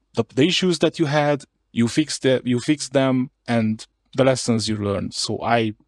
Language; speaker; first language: English; non-native, fluent; Hungarian